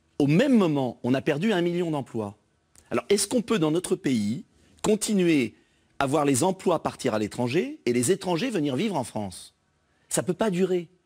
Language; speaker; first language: French; native; French